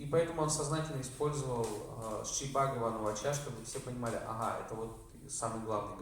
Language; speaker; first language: Russian; native; Russian